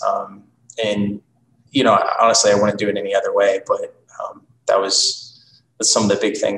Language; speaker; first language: English; native; English